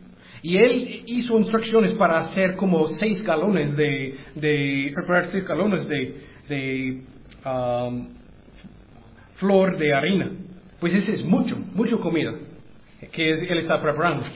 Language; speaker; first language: Spanish; non-native, learner; English